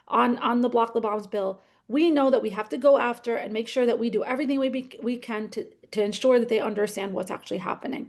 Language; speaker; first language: English; native; English